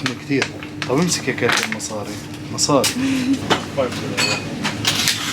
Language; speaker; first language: Arabic; native; Arabic